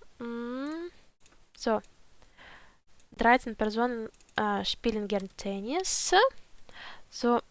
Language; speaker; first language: German; non-native, fluent; Ukrainian